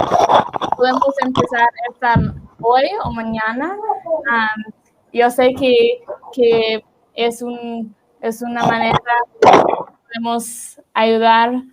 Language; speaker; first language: Spanish; non-native, learner; English